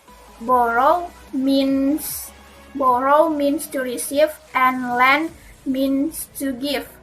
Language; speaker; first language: English; non-native, learner; Indonesian